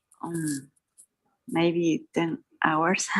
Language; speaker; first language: English; non-native, learner; Spanish